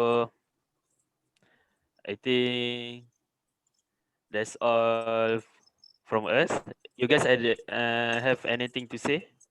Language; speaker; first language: English; non-native, local second language; Malay